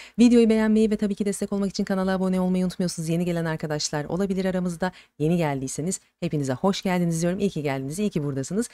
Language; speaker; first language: Turkish; native; Turkish